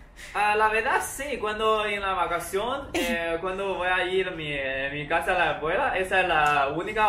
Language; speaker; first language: Spanish; non-native, learner; Chinese